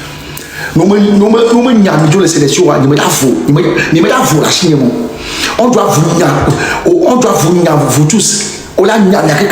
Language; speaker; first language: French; non-native, local second language; Ewe